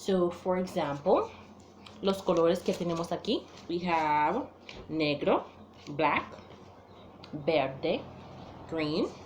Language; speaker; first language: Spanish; non-native, fluent; English